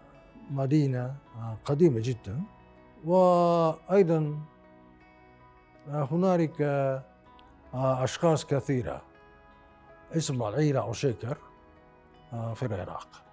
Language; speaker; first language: Arabic; non-native, fluent; Japanese